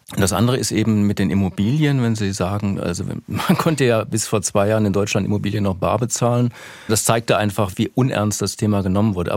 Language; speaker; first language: German; native; German